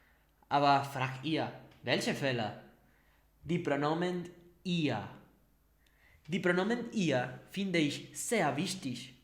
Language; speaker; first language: German; non-native, learner; Spanish